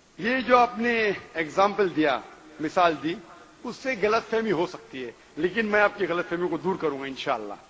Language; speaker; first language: Urdu; non-native, local second language; Konkani